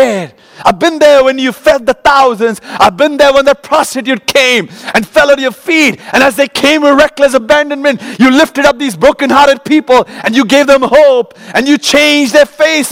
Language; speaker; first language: English; non-native, local second language; Malayalam